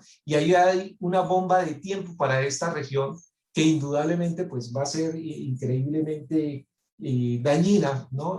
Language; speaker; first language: Spanish; native; Spanish